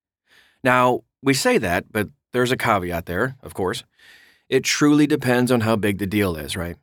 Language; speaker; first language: English; native; English